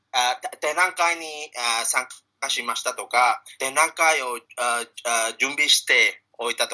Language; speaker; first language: Japanese; non-native, learner; Spanish